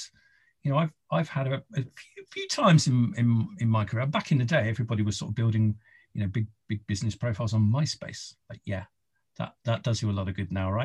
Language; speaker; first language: English; native; English